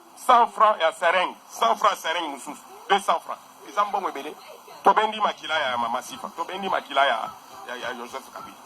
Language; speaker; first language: Lingala; non-native, local second language; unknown